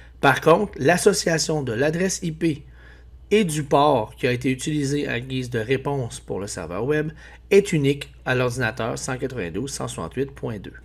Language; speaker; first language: French; native; French